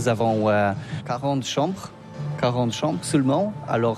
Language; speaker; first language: French; non-native, learner; Polish